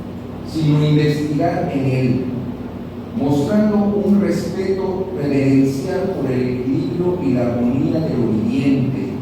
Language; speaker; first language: Spanish; native; Spanish